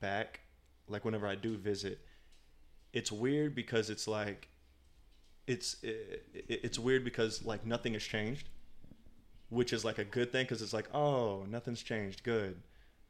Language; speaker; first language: English; native; English